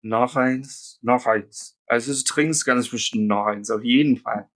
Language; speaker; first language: German; non-native, fluent; English